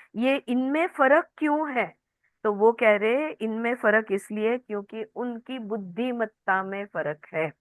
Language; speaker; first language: Hindi; non-native, local second language; Marathi